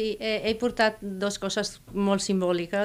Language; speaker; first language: Catalan; non-native, fluent; Romanian